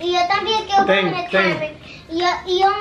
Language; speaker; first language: Spanish; early bilingual, heritage; Spanish